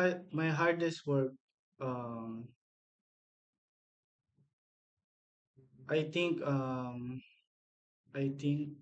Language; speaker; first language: English; non-native, learner; Filipino